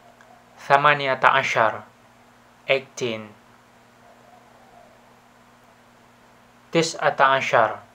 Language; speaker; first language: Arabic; non-native, learner; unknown